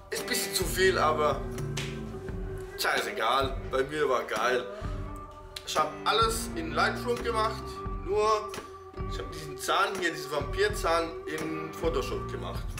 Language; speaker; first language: German; non-native, fluent; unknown